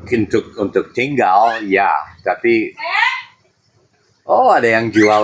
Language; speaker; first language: Indonesian; non-native, fluent; English